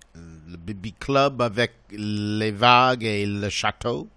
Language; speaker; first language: French; non-native, learner; English